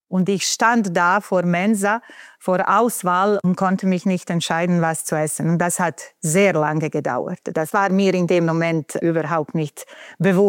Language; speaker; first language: German; non-native, fluent; Bosnian